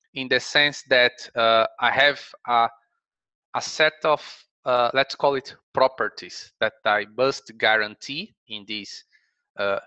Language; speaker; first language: English; non-native, fluent; Portuguese